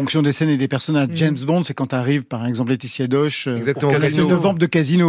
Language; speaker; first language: French; native; French